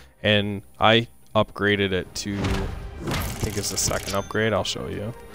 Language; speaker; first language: English; native; English